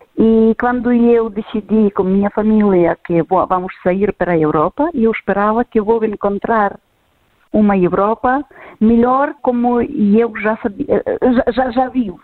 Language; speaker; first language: Portuguese; non-native, fluent; Ukrainian